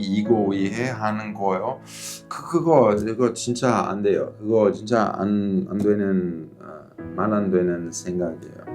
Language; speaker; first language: Korean; non-native, learner; Italian